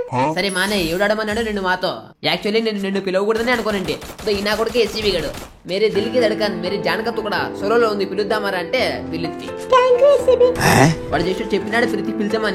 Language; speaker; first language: Telugu; native; Telugu